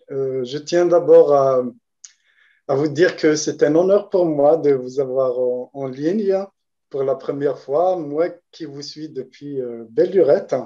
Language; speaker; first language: French; non-native, local second language; Arabic